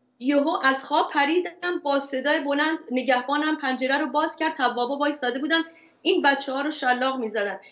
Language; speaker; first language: Persian; non-native, local second language; Kurdish